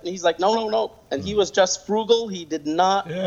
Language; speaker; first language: English; native; English